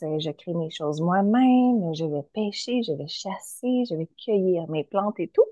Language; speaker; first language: French; native; French